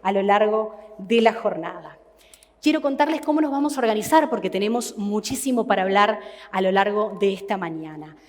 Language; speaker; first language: Spanish; native; Spanish